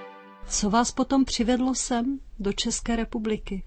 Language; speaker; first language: Czech; native; Czech